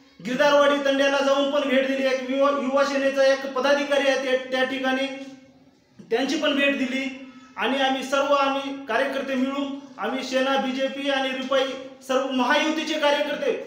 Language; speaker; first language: Marathi; non-native, local second language; Lambadi